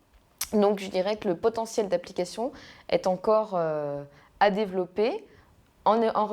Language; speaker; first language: French; native; French